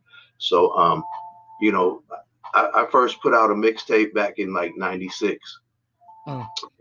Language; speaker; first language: English; native; English